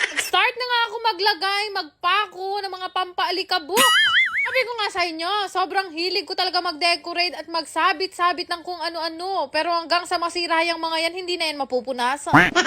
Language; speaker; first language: Filipino; native; Filipino